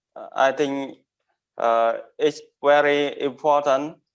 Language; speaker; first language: English; non-native, learner; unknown